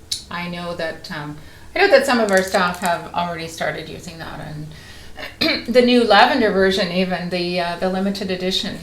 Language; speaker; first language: English; native; English